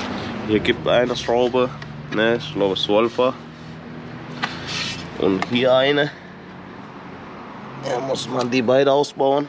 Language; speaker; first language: German; non-native, learner; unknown